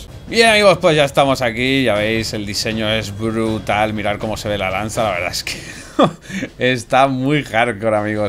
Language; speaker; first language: Spanish; native; Spanish